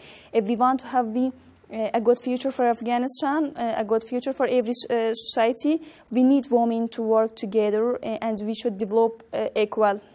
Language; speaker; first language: English; non-native, learner; Persian